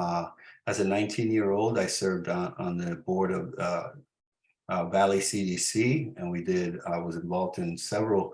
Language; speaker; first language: English; early bilingual, other home language; Spanish